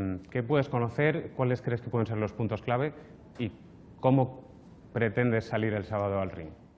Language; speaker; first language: Spanish; native; Spanish